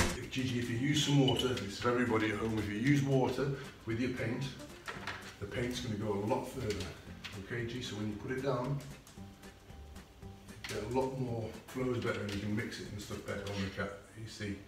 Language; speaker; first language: English; native; English